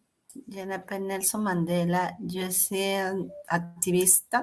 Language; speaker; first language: French; non-native, learner; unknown